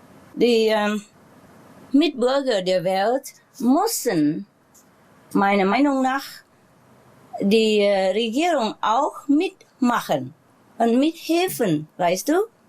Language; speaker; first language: German; non-native, learner; Vietnamese